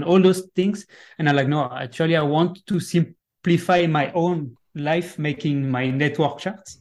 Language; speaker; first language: English; non-native, fluent; French